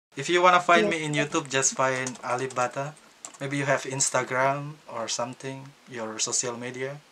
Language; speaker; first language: English; non-native, learner; Indonesian